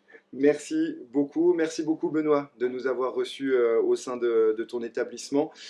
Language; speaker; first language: French; native; French